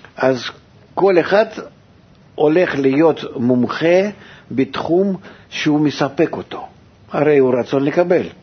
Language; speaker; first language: Hebrew; non-native, fluent; Russian